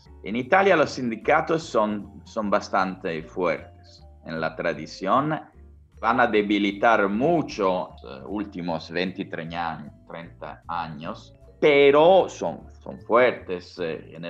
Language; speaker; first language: Spanish; non-native, fluent; Italian